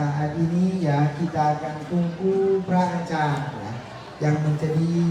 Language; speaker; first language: Indonesian; non-native, learner; Thai